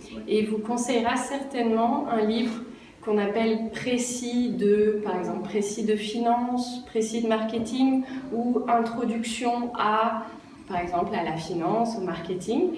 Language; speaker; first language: French; native; French